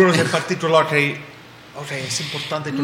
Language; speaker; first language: Spanish; non-native, fluent; English